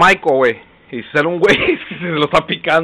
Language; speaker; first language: Spanish; native; Spanish